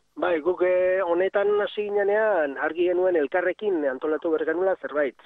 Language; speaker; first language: Basque; native; Basque